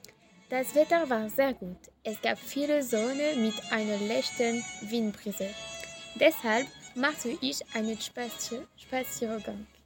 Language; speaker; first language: German; non-native, learner; French